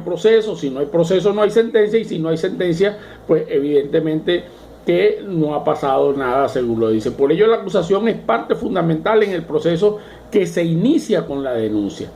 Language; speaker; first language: Spanish; native; Spanish